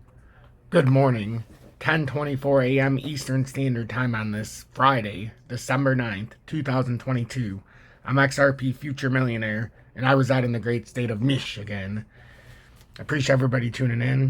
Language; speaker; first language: English; native; English